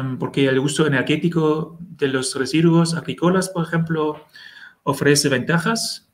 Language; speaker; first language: Spanish; non-native, learner; German